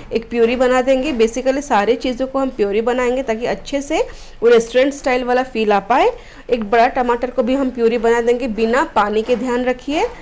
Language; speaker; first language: Hindi; non-native, local second language; Odia